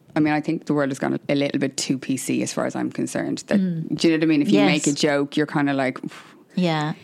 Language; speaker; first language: English; native; English